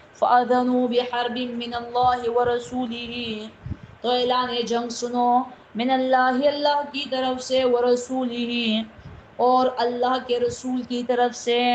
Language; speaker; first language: Urdu; non-native, local second language; Pashto